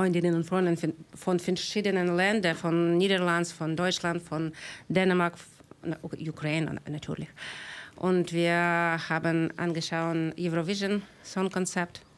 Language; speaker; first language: German; non-native, learner; Ukrainian